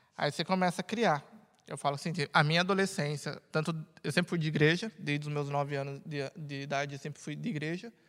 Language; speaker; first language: Portuguese; native; Portuguese